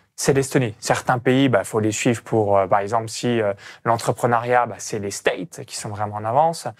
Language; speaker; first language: French; native; French